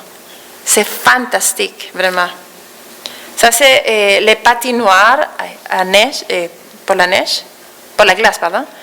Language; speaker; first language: French; non-native, fluent; Spanish